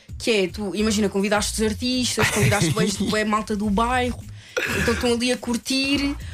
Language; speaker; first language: Portuguese; early bilingual, other home language; Kabuverdianu